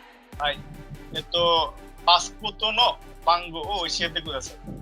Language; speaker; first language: Japanese; non-native, fluent; Bangla